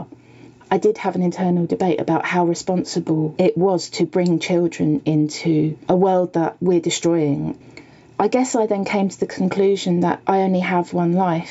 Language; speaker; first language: English; native; English